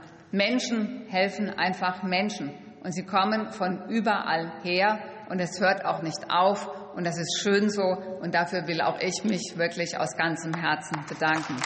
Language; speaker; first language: German; native; German